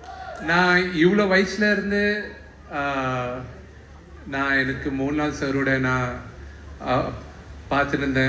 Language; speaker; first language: Tamil; non-native, local second language; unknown